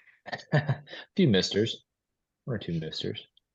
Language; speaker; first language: English; native; English